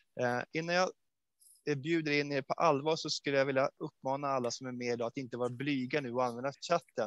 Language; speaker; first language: Swedish; native; Swedish